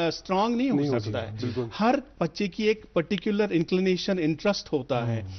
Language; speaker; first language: Hindi; non-native, local second language; Kashmiri